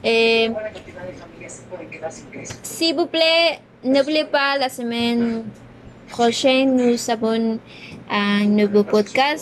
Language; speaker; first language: French; non-native, learner; Spanish